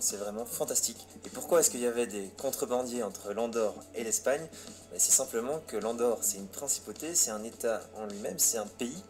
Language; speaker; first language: French; native; French